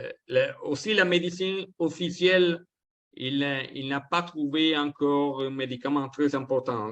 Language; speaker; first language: French; non-native, learner; Italian